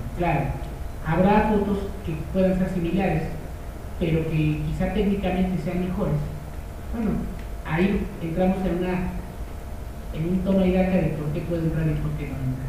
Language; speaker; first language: Spanish; native; Spanish